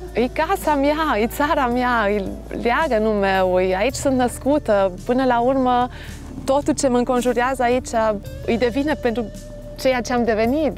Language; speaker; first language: Romanian; non-native, local second language; German